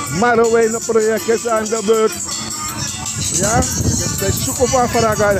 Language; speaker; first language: Dutch; non-native, local second language; Sranan Tongo